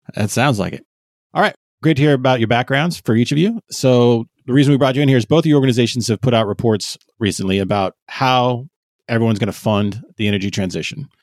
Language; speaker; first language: English; native; English